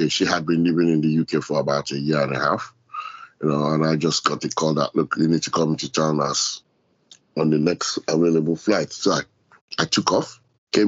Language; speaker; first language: English; non-native, local second language; Yoruba